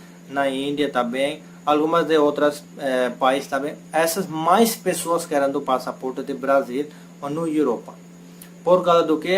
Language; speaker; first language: Portuguese; non-native, learner; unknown